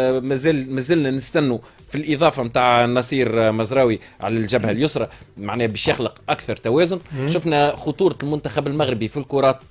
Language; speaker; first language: Arabic; native; Arabic